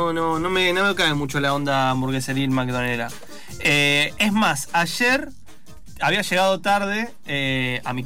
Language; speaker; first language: Spanish; native; Spanish